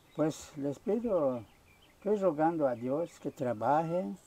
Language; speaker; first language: Spanish; native; Spanish